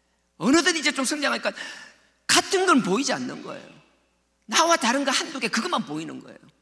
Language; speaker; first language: Korean; native; Korean